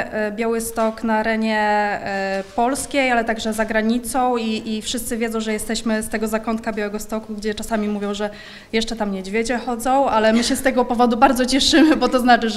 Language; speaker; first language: Polish; native; Polish